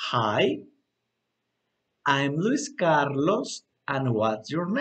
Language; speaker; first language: English; non-native, learner; Spanish